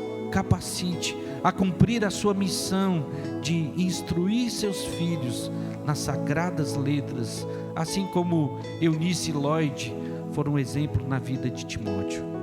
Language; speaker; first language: Portuguese; native; Portuguese